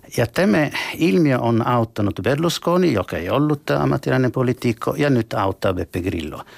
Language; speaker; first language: Finnish; non-native, fluent; Italian